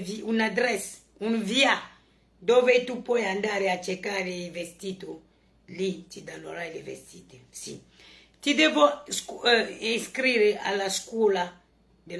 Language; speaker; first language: Italian; non-native, learner; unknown